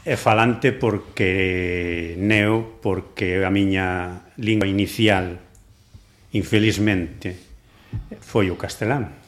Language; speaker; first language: Galician; non-native, local second language; Spanish